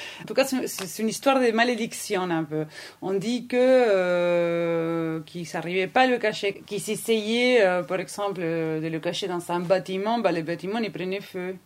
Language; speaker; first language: French; non-native, fluent; Spanish